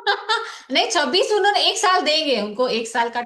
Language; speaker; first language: Hindi; native; Hindi